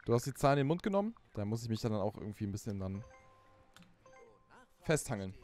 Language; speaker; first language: German; native; German